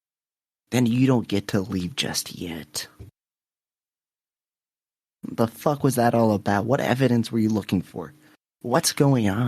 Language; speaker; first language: English; native; English